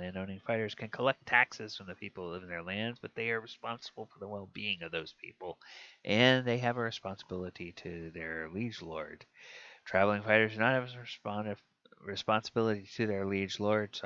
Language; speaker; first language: English; native; English